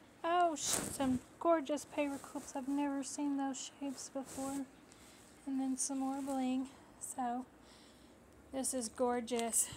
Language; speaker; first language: English; native; English